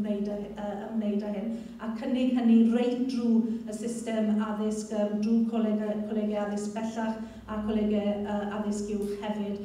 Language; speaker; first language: Welsh; native; Welsh